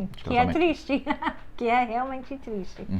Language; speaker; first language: Portuguese; non-native, fluent; English